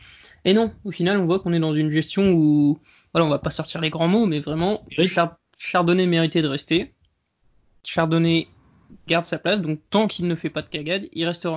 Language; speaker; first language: French; native; French